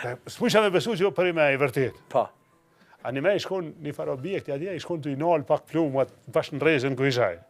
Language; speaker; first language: Albanian; native; Albanian